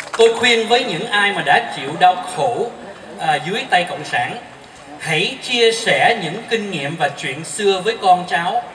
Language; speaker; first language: Vietnamese; early bilingual, heritage; Vietnamese